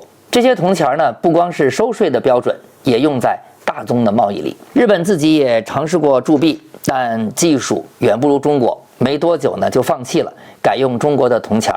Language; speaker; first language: Chinese; native; Chinese